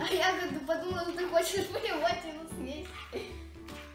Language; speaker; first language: Russian; native; Russian